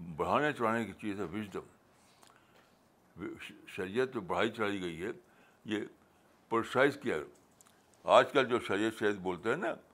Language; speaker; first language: Urdu; native; Urdu